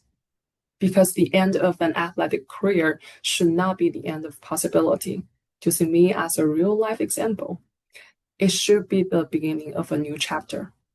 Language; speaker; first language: English; non-native, fluent; Chinese